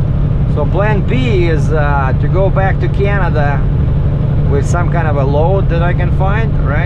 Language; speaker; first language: English; non-native, fluent; Russian